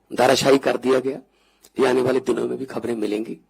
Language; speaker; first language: Hindi; non-native, local second language; Punjabi